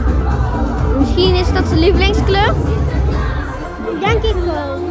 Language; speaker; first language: Dutch; native; Dutch